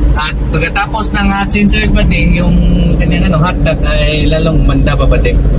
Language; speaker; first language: Filipino; non-native, local second language; Cebuano